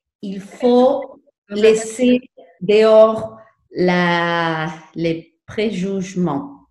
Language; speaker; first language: French; non-native, learner; Spanish